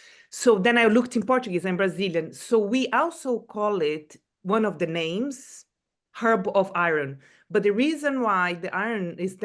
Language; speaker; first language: English; non-native, fluent; Portuguese